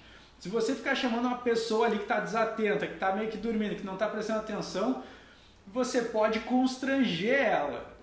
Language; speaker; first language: Portuguese; native; Portuguese